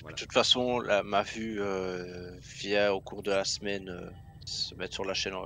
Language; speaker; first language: French; native; French